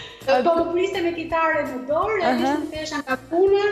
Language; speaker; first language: Albanian; native; Albanian